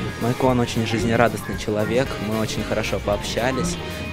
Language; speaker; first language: Russian; native; Russian